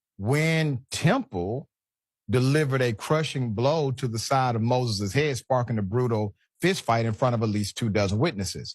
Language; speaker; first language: English; native; English